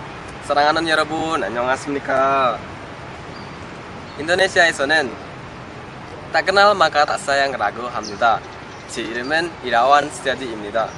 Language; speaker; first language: Korean; non-native, learner; Indonesian